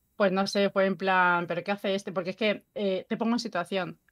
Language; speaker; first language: Spanish; native; Spanish